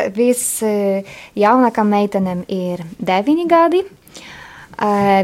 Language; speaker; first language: Latvian; non-native, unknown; Polish